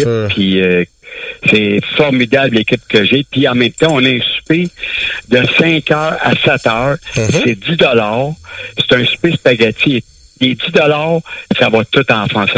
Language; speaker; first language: French; native; French